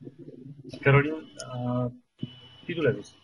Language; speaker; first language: Greek; non-native, learner; Polish